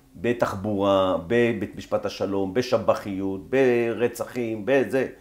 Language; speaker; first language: Hebrew; native; Hebrew